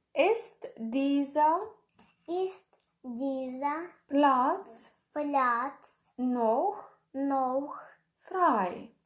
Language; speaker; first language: German; non-native, fluent; Ukrainian